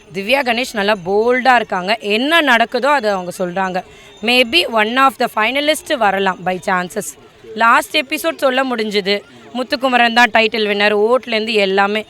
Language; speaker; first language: Tamil; native; Tamil